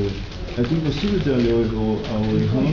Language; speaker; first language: French; non-native, learner; Portuguese